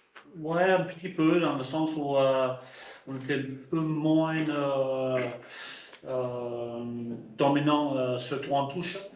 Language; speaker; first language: French; non-native, fluent; English